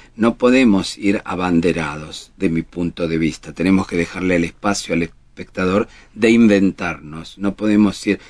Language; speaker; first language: Spanish; native; Spanish